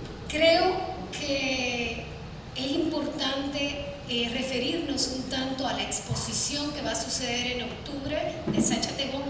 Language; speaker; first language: Spanish; native; Spanish